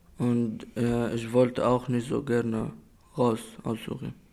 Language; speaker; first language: German; non-native, learner; Arabic